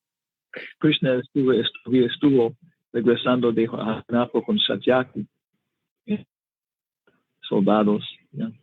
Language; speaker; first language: Spanish; non-native, learner; English